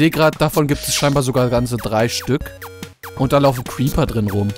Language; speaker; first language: German; native; German